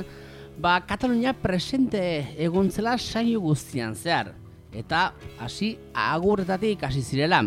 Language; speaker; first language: Basque; native; Basque